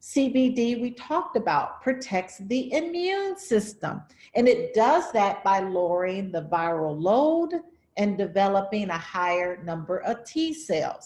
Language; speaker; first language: English; native; English